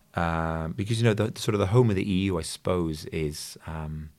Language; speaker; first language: English; native; English